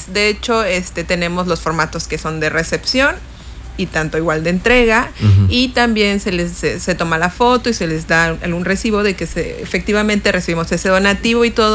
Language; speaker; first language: Spanish; native; Spanish